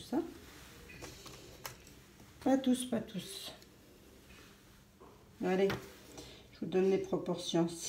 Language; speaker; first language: French; native; French